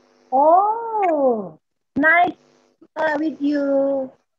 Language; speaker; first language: English; non-native, learner; Indonesian